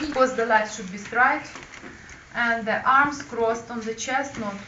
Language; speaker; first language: English; non-native, fluent; Ukrainian